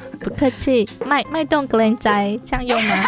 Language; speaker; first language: Chinese; native; Chinese